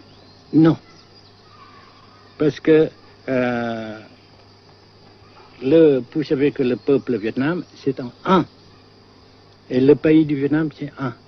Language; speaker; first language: French; non-native, fluent; Vietnamese